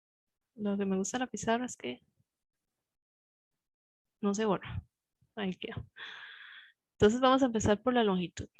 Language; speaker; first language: Spanish; native; Spanish